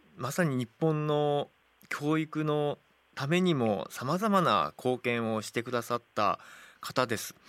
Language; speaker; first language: Japanese; native; Japanese